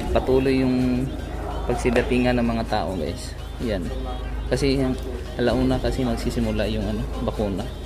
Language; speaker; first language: Filipino; native; Filipino